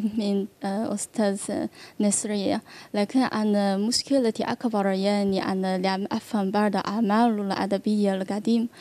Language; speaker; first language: Arabic; non-native, learner; Chinese